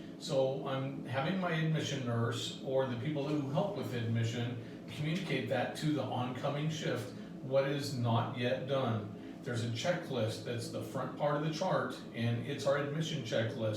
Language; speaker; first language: English; native; English